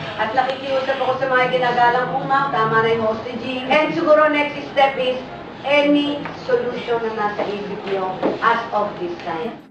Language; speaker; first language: Filipino; native; Filipino